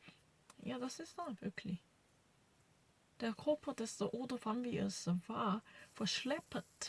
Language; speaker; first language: German; non-native, learner; Korean